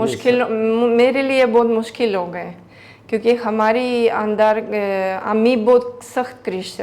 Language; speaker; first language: Hindi; non-native, learner; Greek